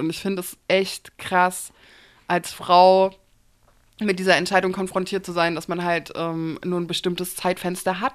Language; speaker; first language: German; native; German